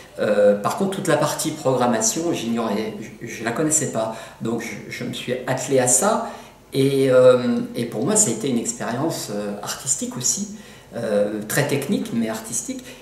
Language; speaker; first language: French; native; French